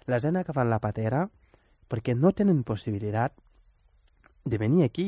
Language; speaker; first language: Catalan; non-native, fluent; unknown